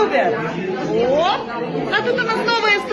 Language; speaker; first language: Russian; native; Russian